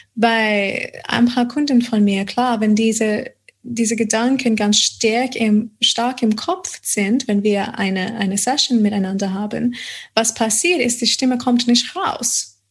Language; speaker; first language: German; non-native, fluent; English